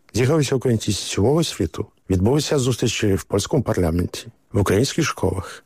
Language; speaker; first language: Ukrainian; early bilingual, heritage; Ukrainian